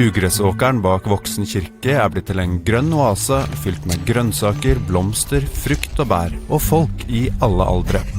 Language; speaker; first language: Norwegian; native; Norwegian